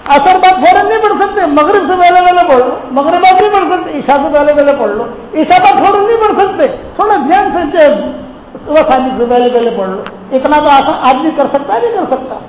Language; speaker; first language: Urdu; non-native, local second language; Gujarati